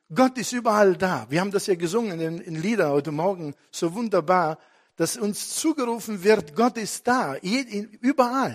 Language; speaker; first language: German; non-native, fluent; Italian